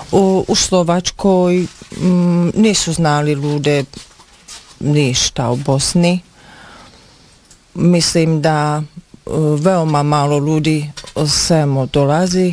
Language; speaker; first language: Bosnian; non-native, learner; Slovak